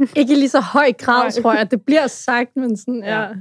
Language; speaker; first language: Danish; native; Danish